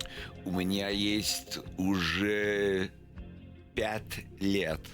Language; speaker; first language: Russian; non-native, learner; English